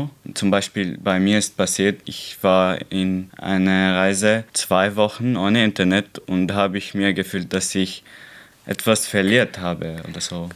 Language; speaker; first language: German; non-native, learner; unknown